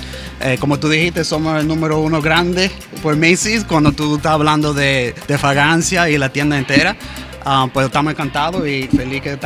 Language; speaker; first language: Spanish; early bilingual, heritage; English